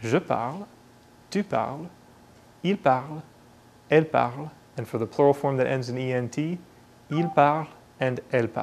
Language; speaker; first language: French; non-native, fluent; English